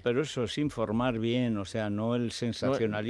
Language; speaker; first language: Spanish; native; Spanish